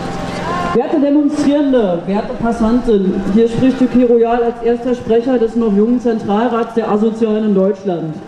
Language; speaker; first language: German; native; German